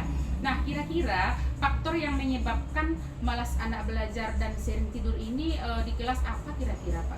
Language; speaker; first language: Indonesian; native; Indonesian